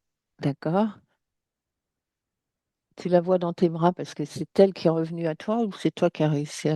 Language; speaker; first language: French; native; French